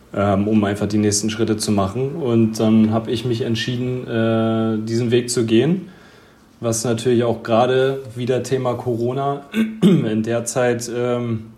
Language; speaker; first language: German; native; German